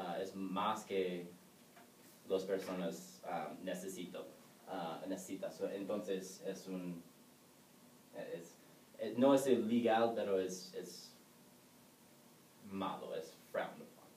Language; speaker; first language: Spanish; non-native, learner; English